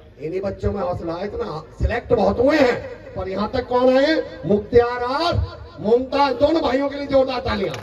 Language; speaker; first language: Hindi; native; Hindi